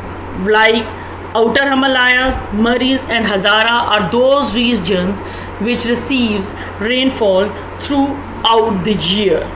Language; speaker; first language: English; non-native, local second language; Urdu